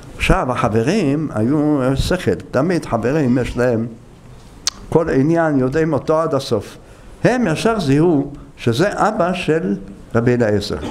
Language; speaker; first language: Hebrew; native; Hebrew